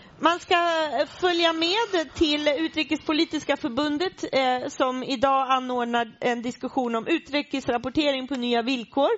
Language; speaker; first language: Swedish; native; Swedish